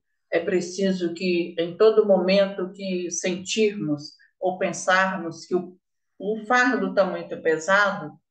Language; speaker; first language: Portuguese; native; Portuguese